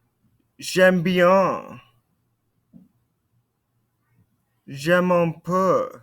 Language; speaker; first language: French; non-native, fluent; English